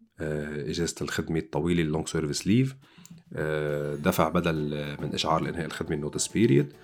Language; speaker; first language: Arabic; native; Arabic